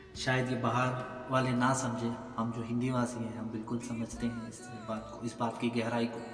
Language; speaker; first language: Hindi; non-native, local second language; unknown